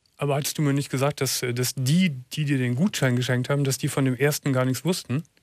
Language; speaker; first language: German; native; German